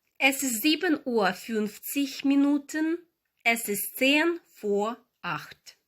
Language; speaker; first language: German; non-native, fluent; Ukrainian